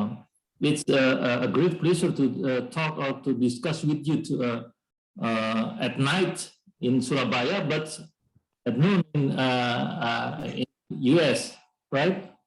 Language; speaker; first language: English; non-native, learner; Indonesian